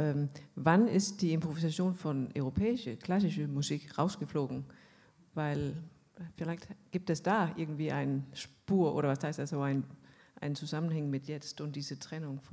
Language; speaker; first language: German; non-native, fluent; Danish